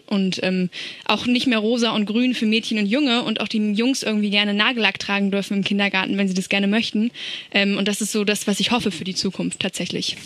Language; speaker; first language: German; native; German